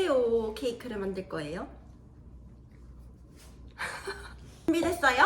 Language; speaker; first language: Korean; native; Korean